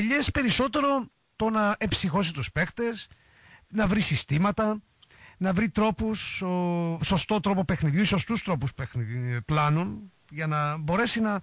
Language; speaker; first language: Greek; native; Greek